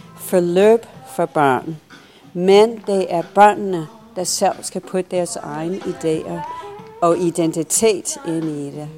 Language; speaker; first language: Danish; non-native, fluent; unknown